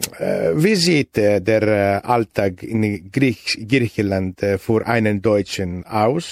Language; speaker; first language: German; non-native, fluent; Greek